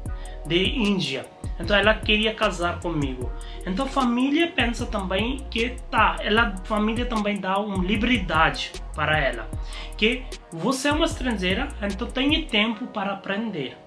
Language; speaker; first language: Portuguese; non-native, learner; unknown